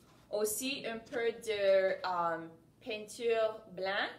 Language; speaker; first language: French; non-native, learner; English